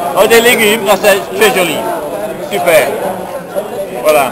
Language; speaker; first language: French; non-native, learner; English